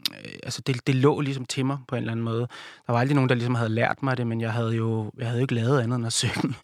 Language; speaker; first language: Danish; native; Danish